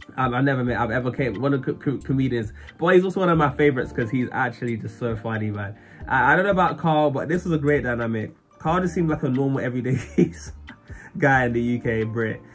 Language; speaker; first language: English; native; English